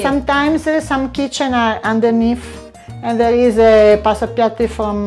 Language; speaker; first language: English; non-native, learner; Italian